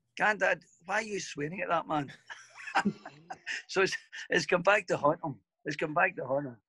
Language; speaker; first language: English; native; English